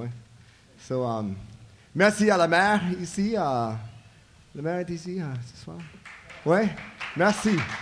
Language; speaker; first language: French; non-native, learner; English